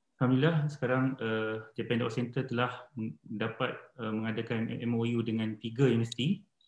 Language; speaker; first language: Malay; native; Malay